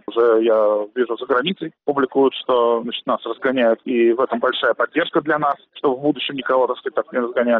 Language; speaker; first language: Russian; native; Russian